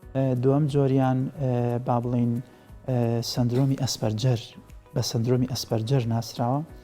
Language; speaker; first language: Central Kurdish; native; Central Kurdish